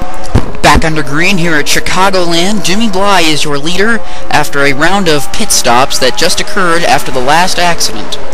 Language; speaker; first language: English; native; English